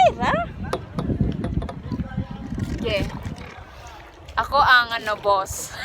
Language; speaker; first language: Filipino; non-native, local second language; Cebuano